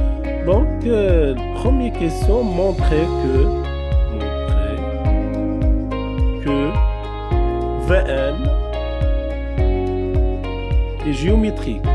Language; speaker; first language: French; non-native, local second language; Arabic